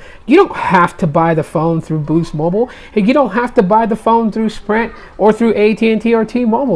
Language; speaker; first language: English; native; English